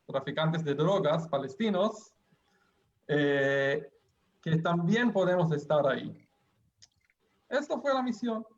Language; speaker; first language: Spanish; non-native, fluent; Hebrew